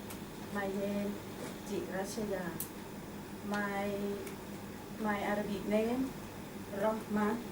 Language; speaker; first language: English; non-native, learner; Thai